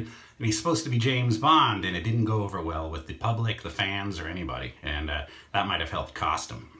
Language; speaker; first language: English; native; English